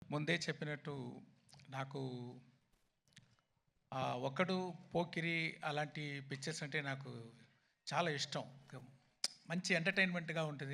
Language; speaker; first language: Telugu; non-native, fluent; Tamil